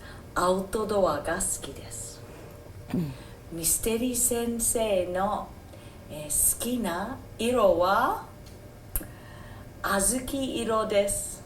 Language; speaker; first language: Japanese; non-native, fluent; English